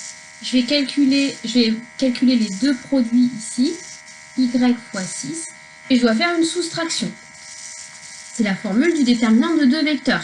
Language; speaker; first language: French; native; French